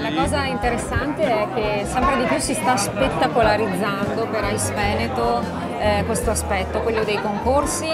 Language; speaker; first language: Italian; native; Italian